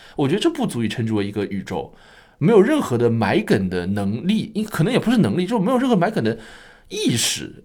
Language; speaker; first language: Chinese; native; Chinese